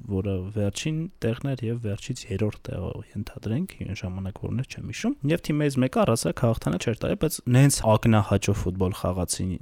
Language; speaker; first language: Armenian; native; Armenian